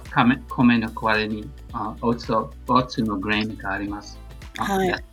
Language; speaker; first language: Japanese; non-native, learner; English